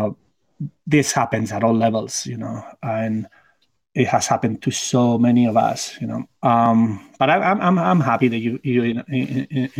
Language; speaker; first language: English; non-native, fluent; Spanish